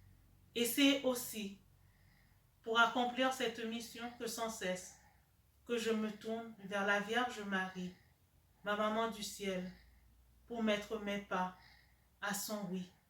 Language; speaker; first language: French; native; French